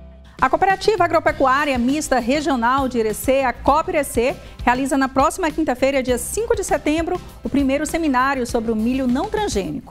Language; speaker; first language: Portuguese; native; Portuguese